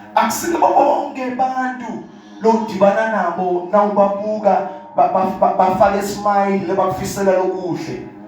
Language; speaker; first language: Zulu; non-native, local second language; Swati